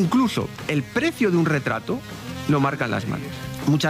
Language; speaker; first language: Spanish; native; Spanish